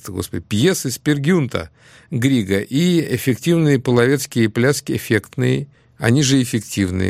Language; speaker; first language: Russian; native; Russian